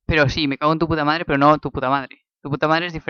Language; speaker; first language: Spanish; native; Spanish